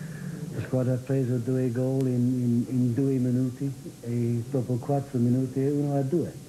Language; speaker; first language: Italian; non-native, fluent; English